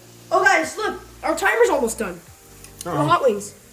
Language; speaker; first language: English; native; English